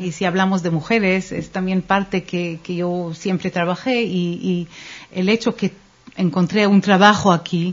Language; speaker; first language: Spanish; non-native, fluent; Hebrew